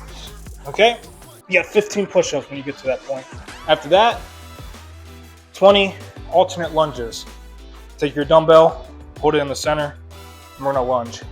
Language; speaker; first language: English; native; English